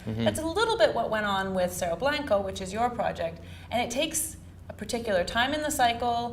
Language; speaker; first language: English; native; English